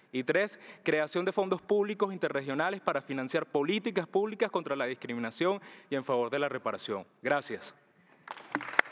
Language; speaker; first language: Spanish; native; Spanish